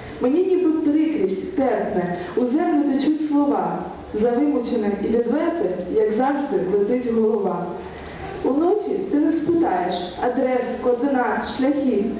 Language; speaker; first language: Ukrainian; native; Ukrainian